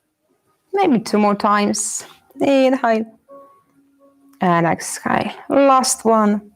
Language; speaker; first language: English; non-native, fluent; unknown